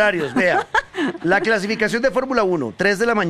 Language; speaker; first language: Spanish; native; Spanish